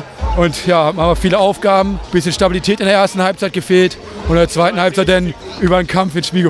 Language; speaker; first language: German; native; German